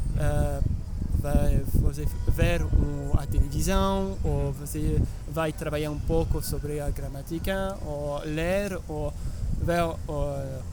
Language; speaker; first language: Portuguese; non-native, learner; French